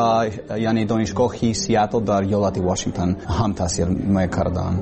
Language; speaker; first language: Persian; non-native, learner; English